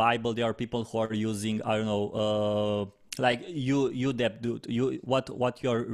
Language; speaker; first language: English; non-native, fluent; Romanian